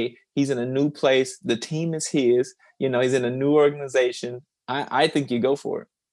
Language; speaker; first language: English; native; English